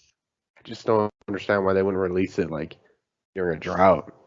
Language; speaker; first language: English; native; English